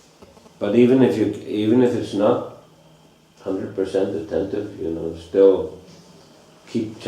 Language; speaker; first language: English; non-native, fluent; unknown